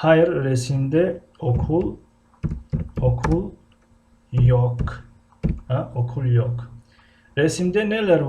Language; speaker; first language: Turkish; non-native, fluent; Tajik